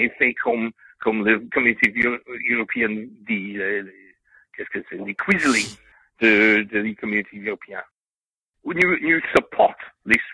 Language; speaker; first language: French; non-native, learner; English